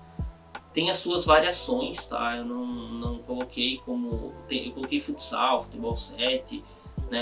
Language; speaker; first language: Portuguese; native; Portuguese